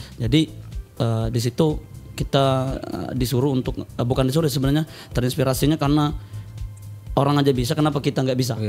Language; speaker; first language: Indonesian; non-native, local second language; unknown